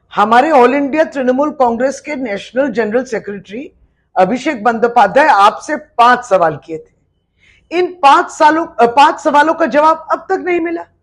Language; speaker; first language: Hindi; non-native, local second language; Bangla